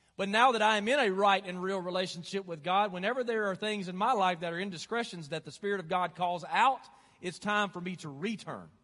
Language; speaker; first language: English; native; English